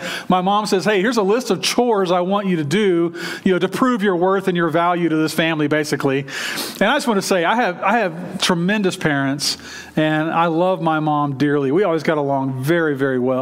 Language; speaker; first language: English; native; English